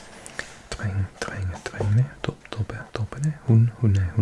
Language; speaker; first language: Danish; non-native, learner; English